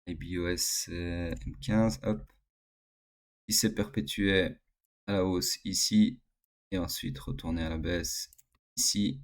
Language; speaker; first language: French; native; French